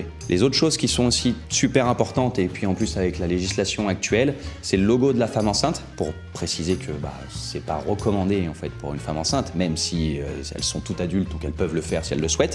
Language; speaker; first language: French; native; French